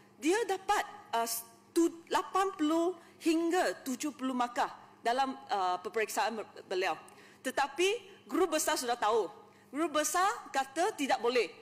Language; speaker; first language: Malay; non-native, local second language; Chinese